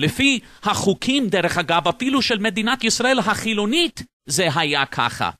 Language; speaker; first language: Hebrew; non-native, fluent; English